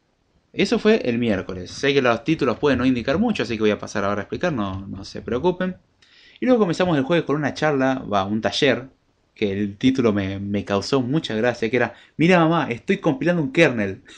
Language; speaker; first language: Spanish; native; Spanish